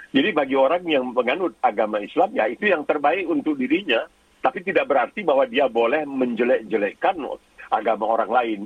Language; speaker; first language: Indonesian; native; Indonesian